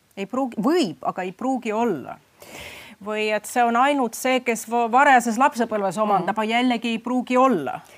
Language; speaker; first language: Estonian; non-native, fluent; Russian